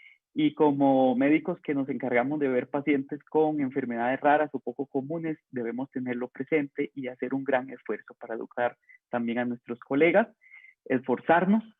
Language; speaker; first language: Spanish; native; Spanish